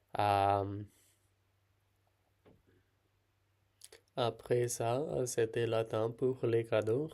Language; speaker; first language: French; non-native, learner; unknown